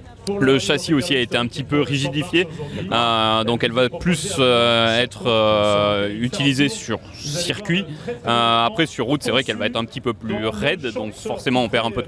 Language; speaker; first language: French; native; French